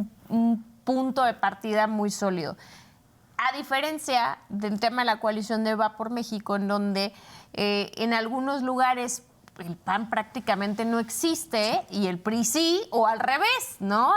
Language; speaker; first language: Spanish; native; Spanish